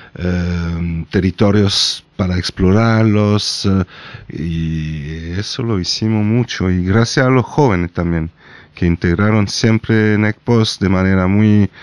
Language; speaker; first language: Spanish; non-native, fluent; French